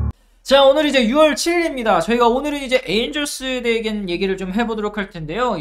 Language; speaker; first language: Korean; native; Korean